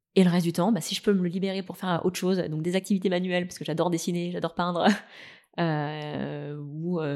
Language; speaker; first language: French; native; French